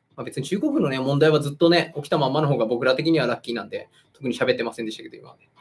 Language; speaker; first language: Japanese; native; Japanese